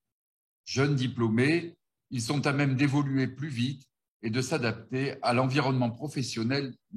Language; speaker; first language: French; native; French